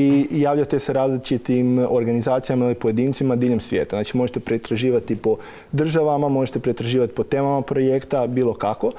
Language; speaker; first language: Croatian; native; Croatian